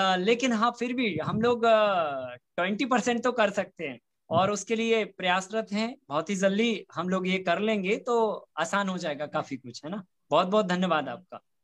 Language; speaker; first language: Hindi; native; Hindi